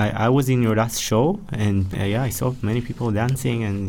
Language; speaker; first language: English; non-native, fluent; Hebrew